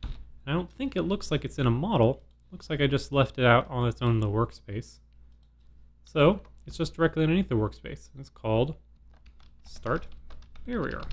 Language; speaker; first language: English; native; English